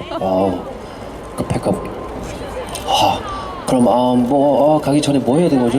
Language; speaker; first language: Korean; non-native, fluent; English